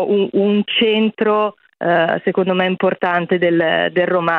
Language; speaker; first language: Italian; native; Italian